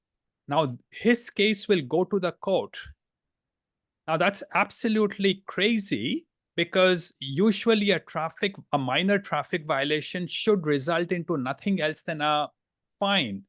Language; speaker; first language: English; non-native, fluent; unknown